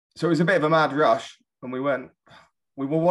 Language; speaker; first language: English; native; English